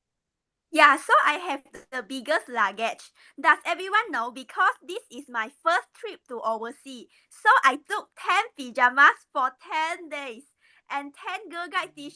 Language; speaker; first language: English; non-native, learner; Malay